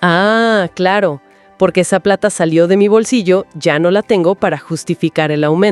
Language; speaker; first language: Spanish; native; Spanish